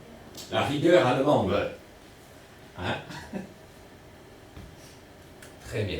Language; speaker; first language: French; native; French